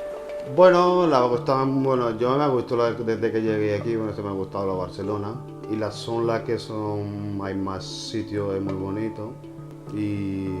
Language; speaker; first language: Spanish; non-native, learner; Punjabi